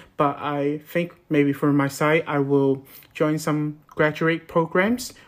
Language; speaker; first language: English; non-native, local second language; Cantonese